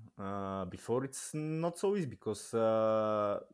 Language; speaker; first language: English; non-native, learner; Bulgarian